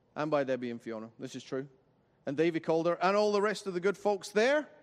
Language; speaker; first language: English; native; English